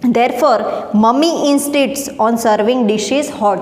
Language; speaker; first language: English; non-native, local second language; Gujarati